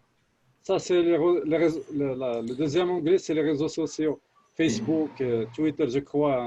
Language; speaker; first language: French; non-native, local second language; Arabic